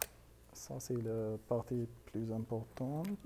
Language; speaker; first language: French; non-native, fluent; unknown